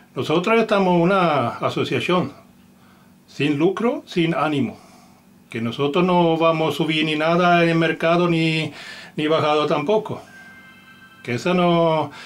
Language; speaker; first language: Spanish; non-native, learner; Finnish